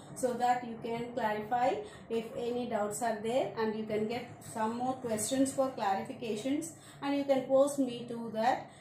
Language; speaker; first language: English; non-native, local second language; Tamil